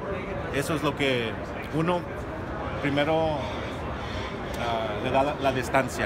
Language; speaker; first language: Spanish; early bilingual, heritage; Spanish